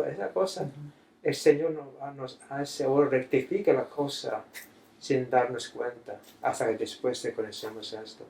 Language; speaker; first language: Spanish; non-native, fluent; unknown